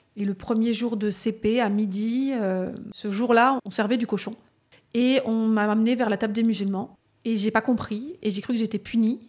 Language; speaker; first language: French; native; French